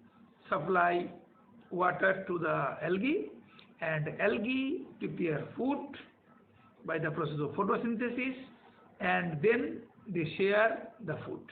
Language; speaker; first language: English; non-native, local second language; Bangla